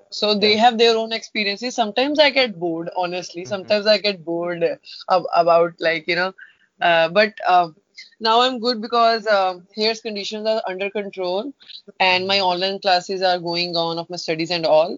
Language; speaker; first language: English; non-native, local second language; Punjabi